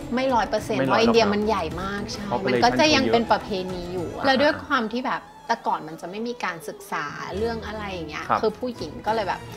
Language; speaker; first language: Thai; native; Thai